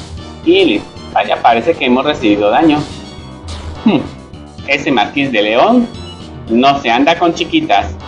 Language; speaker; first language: Spanish; native; Spanish